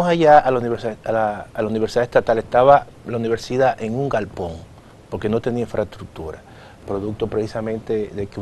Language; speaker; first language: Spanish; native; Spanish